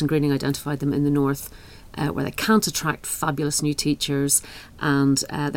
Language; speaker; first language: English; native; English